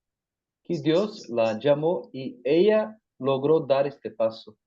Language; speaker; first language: Spanish; non-native, fluent; Portuguese